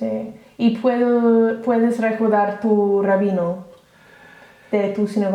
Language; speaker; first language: Spanish; non-native, learner; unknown